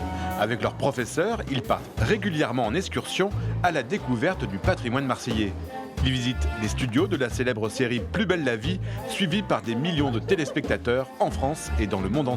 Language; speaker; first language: French; native; French